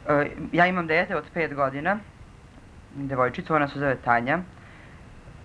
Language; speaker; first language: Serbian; early bilingual, other home language; Russian